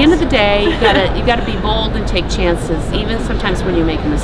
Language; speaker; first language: English; native; English